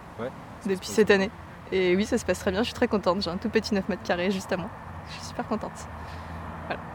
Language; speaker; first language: French; native; French